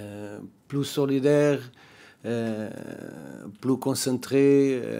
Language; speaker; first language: French; non-native, learner; Portuguese